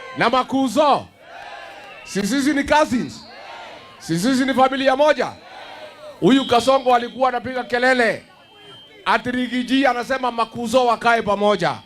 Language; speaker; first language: Swahili; non-native, local second language; Kikuyu